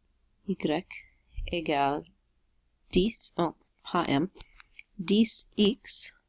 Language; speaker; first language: French; non-native, local second language; English